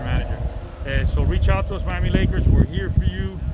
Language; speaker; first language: English; early bilingual, other home language; Spanish